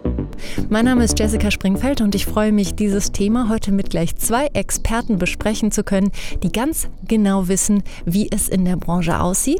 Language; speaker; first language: German; native; German